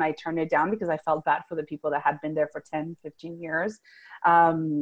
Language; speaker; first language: English; non-native, fluent; Spanish